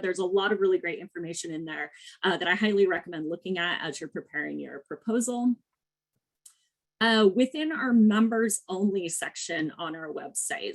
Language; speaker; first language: English; native; English